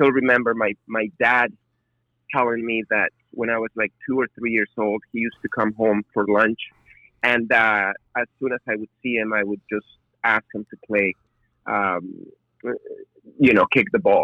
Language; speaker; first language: English; non-native, fluent; Spanish